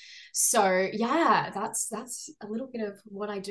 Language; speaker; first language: English; native; English